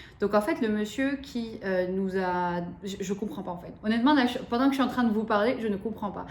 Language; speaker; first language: French; early bilingual, other home language; Arabic